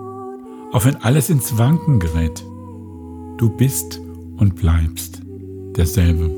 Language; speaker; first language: German; native; German